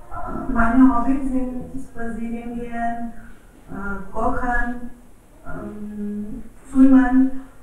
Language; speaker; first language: German; non-native, learner; Hindi